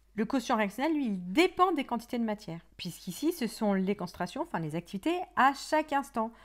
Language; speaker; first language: French; native; French